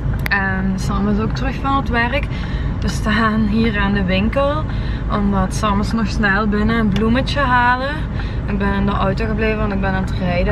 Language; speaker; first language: Dutch; native; Dutch